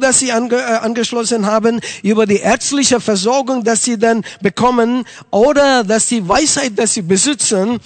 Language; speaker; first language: German; non-native, fluent; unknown